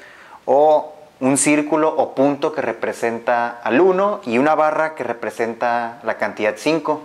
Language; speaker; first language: Spanish; native; Spanish